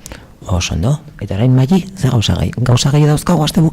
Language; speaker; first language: Basque; native; Basque